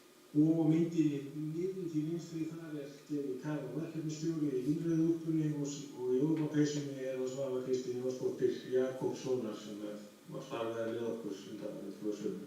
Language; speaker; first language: Icelandic; native; Icelandic